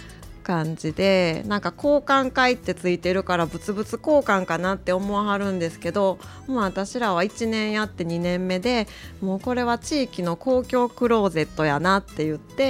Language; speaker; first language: Japanese; native; Japanese